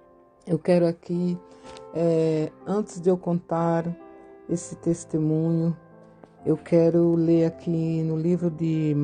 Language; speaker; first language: Portuguese; native; Portuguese